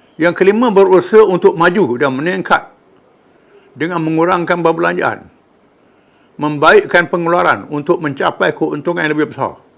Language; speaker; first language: Malay; native; Malay